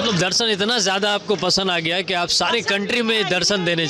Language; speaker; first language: Hindi; native; Hindi